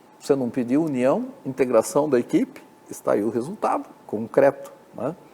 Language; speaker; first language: Portuguese; native; Portuguese